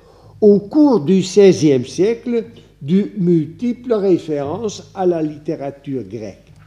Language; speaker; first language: French; non-native, fluent; Dutch